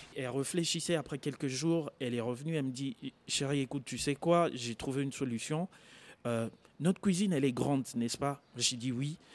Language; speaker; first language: French; non-native, local second language; Lingala